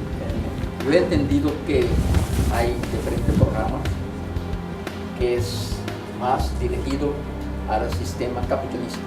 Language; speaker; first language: Spanish; non-native, learner; Papiamento